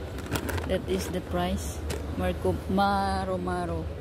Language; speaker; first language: English; non-native, learner; Filipino